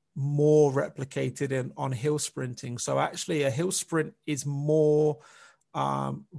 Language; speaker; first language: English; native; English